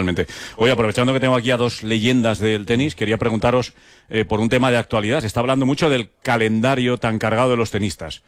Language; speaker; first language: Spanish; native; Spanish